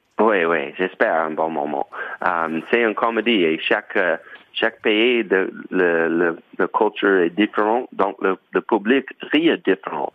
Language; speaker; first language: French; non-native, learner; English